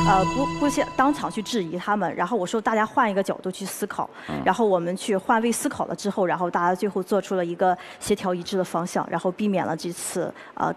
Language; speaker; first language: Chinese; native; Chinese